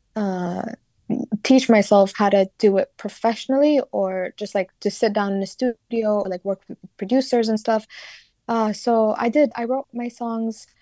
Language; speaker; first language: English; non-native, fluent; Kurdish